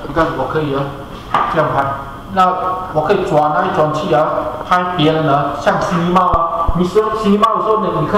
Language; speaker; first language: Chinese; native; Chinese